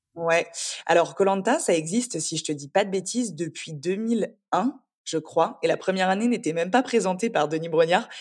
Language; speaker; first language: French; native; French